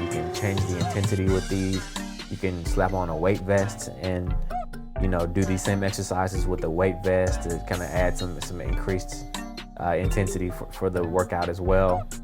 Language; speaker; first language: English; native; English